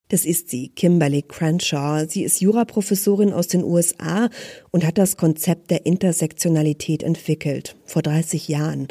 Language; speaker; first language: German; native; German